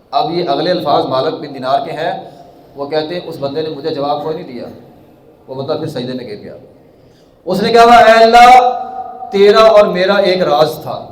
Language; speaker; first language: Urdu; non-native, local second language; Punjabi